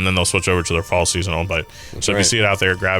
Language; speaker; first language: English; native; English